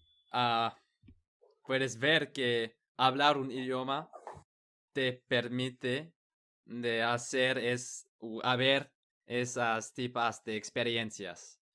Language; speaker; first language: Spanish; non-native, learner; English